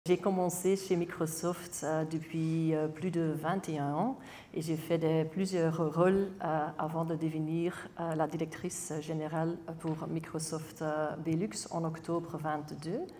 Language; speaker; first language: French; non-native, local second language; Dutch